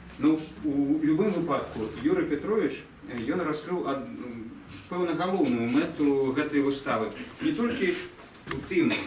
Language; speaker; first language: Belarusian; native; Belarusian